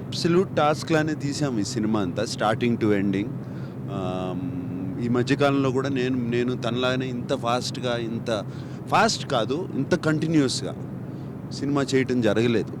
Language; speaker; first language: Telugu; native; Telugu